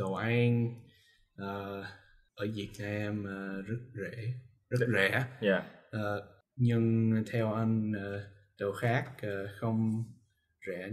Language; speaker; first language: Vietnamese; non-native, learner; English